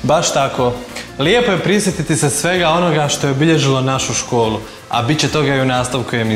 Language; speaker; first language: Croatian; native; Croatian